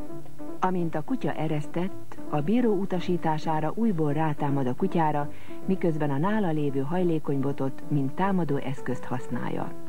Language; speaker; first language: Hungarian; native; Hungarian